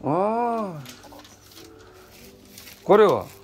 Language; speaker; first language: Japanese; non-native, learner; Korean